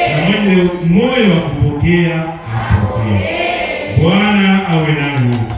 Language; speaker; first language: Swahili; non-native, local second language; Nande